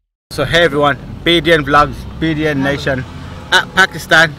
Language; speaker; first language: English; early bilingual, other home language; Hindi